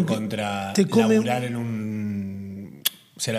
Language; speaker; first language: Spanish; native; Spanish